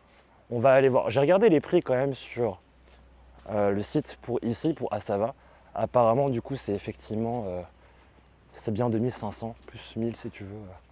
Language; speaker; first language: French; native; French